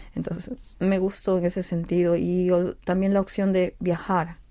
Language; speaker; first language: Spanish; native; Spanish